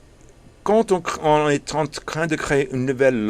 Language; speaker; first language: French; early bilingual, heritage; English